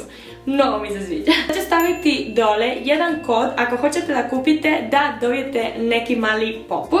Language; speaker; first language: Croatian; early bilingual, heritage; Spanish